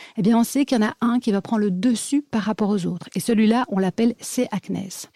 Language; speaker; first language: French; native; French